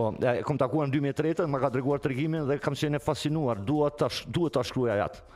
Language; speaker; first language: Albanian; native; Albanian